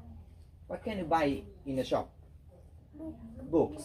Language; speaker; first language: English; non-native, learner; Sinhala